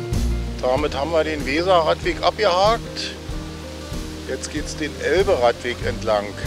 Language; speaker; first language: German; native; German